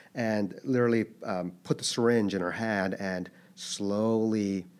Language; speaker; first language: English; early bilingual, other home language; Korean